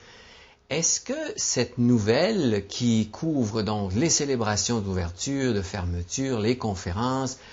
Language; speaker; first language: French; native; French